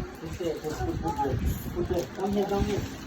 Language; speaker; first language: English; non-native, learner; Malayalam